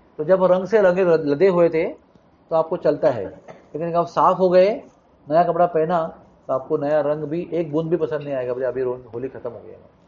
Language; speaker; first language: Hindi; non-native, local second language; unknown